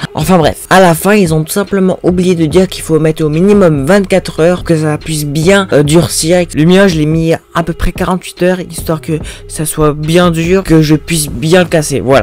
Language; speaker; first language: French; native; French